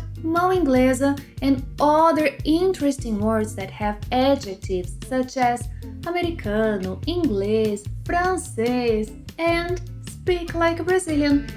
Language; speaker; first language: English; non-native, fluent; Portuguese